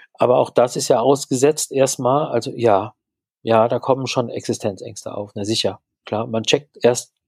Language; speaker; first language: German; native; German